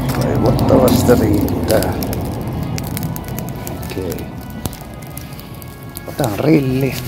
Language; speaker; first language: Finnish; non-native, fluent; Turkish